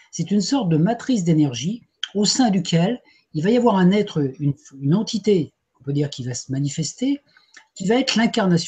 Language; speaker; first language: French; native; French